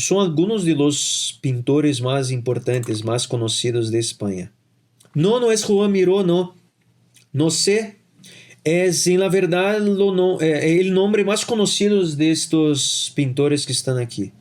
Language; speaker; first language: Spanish; non-native, fluent; Portuguese